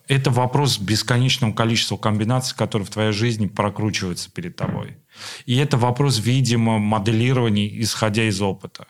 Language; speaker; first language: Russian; non-native, local second language; Armenian